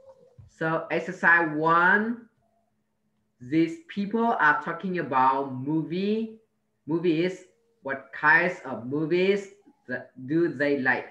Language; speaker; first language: English; non-native, learner; Vietnamese